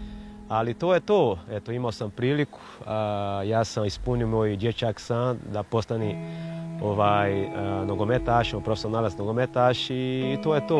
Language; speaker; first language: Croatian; non-native, fluent; Portuguese